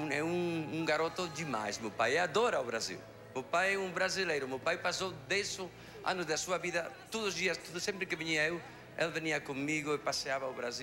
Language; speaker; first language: Portuguese; non-native, fluent; Spanish